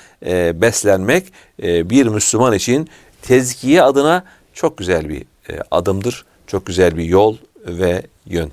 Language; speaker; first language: Turkish; native; Turkish